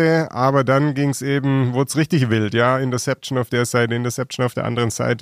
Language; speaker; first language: German; native; German